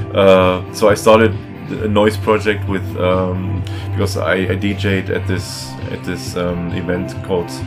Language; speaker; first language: English; non-native, fluent; German